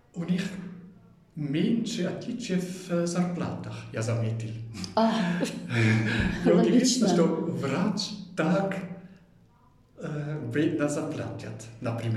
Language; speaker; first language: Russian; non-native, fluent; German